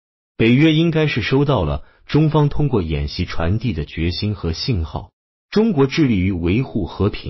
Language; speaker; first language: Chinese; native; Chinese